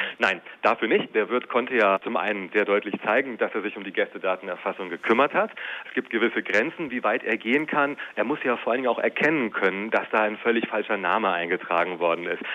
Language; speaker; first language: German; native; German